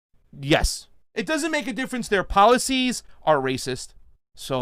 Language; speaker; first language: English; native; English